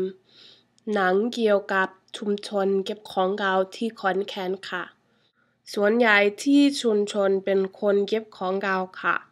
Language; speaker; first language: Thai; early bilingual, heritage; English